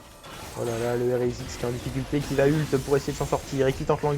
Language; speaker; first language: French; native; French